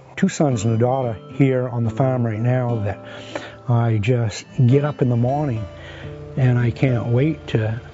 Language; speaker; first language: English; native; English